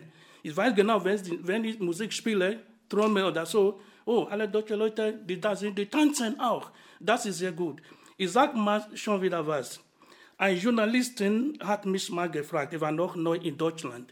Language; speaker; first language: German; non-native, fluent; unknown